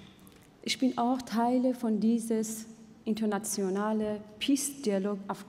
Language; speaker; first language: German; non-native, fluent; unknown